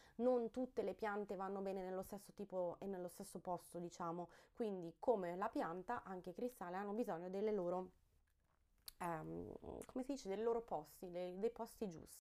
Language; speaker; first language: Italian; early bilingual, heritage; Italian